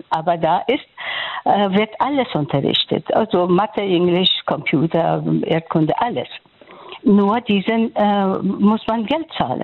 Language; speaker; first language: German; non-native, fluent; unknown